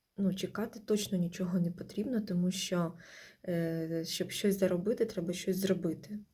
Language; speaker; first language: Ukrainian; non-native, local second language; Russian